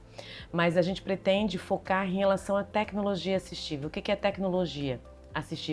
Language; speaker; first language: Portuguese; native; Portuguese